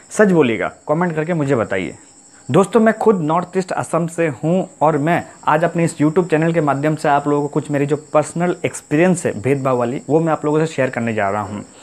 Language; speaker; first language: Hindi; non-native, local second language; Assamese